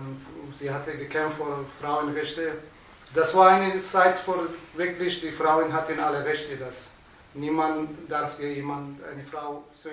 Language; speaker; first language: German; non-native, learner; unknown